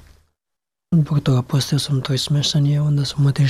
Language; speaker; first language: Serbian; non-native, learner; Pashto